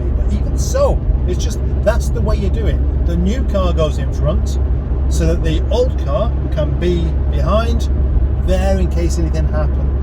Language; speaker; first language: English; native; English